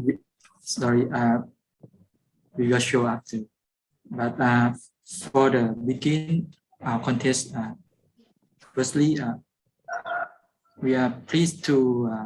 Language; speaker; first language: English; non-native, fluent; Lao